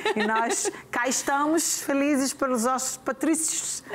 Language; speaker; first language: Portuguese; native; Portuguese